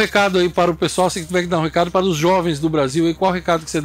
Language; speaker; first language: Portuguese; native; Portuguese